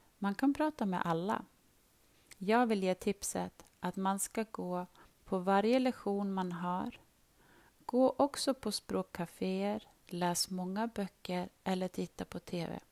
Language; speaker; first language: Swedish; non-native, learner; Arabic